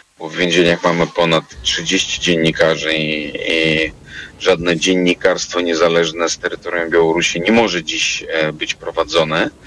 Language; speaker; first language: Polish; non-native, fluent; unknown